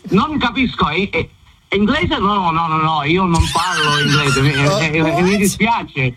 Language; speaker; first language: Italian; non-native, learner; English